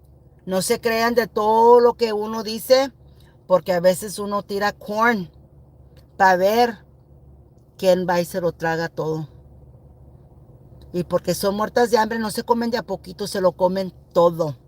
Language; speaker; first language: Spanish; early bilingual, heritage; Spanish